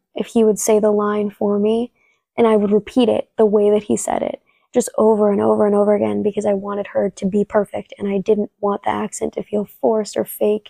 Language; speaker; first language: English; early bilingual, other home language; Spanish